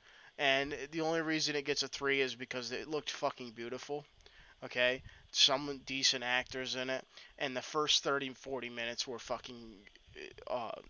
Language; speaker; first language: English; native; English